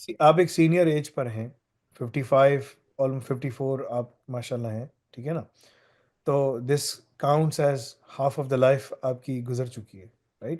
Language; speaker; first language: Urdu; native; Urdu